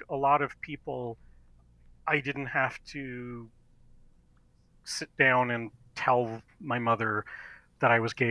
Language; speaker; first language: English; native; English